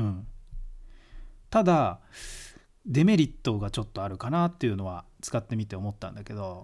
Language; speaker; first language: Japanese; native; Japanese